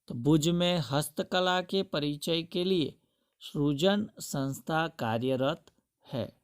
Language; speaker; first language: Hindi; non-native, local second language; Gujarati